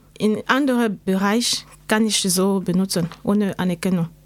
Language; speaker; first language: German; non-native, learner; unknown